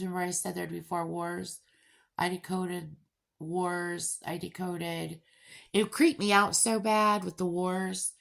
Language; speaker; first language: English; native; English